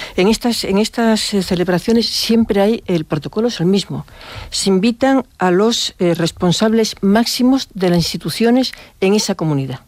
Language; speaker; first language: Spanish; native; Spanish